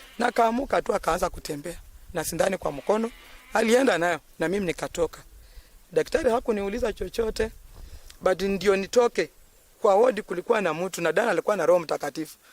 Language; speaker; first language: Swahili; non-native, local second language; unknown